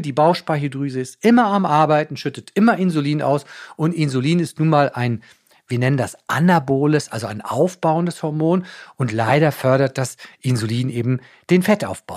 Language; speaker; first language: German; native; German